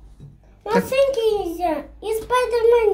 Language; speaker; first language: Russian; early bilingual, heritage; Russian